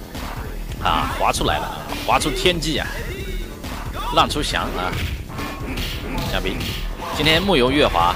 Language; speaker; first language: Chinese; native; Chinese